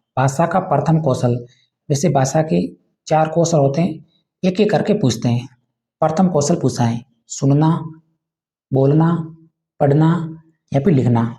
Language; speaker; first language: Hindi; native; Hindi